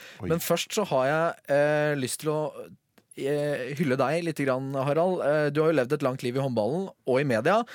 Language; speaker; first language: Norwegian; native; Norwegian